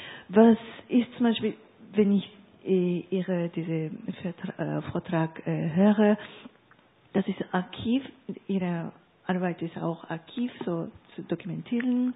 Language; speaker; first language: German; non-native, learner; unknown